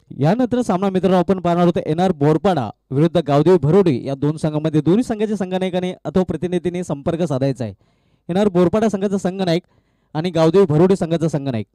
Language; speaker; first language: Marathi; native; Marathi